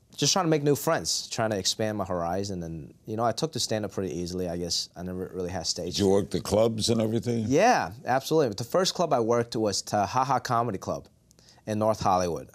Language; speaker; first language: English; non-native, local second language; Cantonese